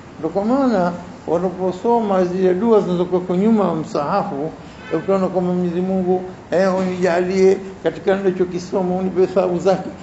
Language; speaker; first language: Swahili; native; Swahili